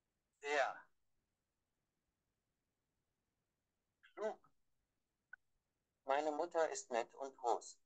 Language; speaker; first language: German; non-native, learner; Vietnamese